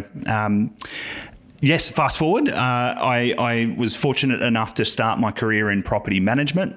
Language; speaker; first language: English; native; English